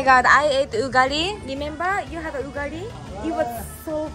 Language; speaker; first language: English; non-native, learner; Japanese